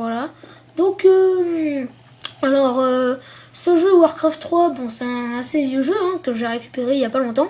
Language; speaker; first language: French; native; French